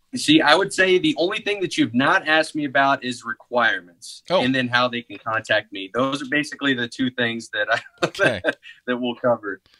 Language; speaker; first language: English; native; English